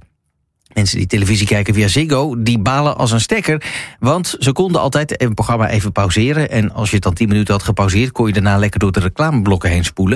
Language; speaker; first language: Dutch; native; Dutch